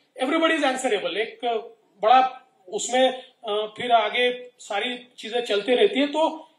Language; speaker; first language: Hindi; non-native, local second language; Marathi